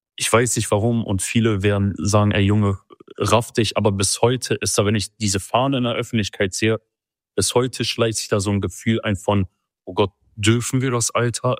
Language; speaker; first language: German; early bilingual, other home language; Kurdish